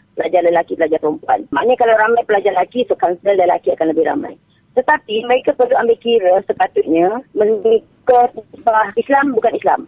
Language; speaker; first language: Malay; non-native, local second language; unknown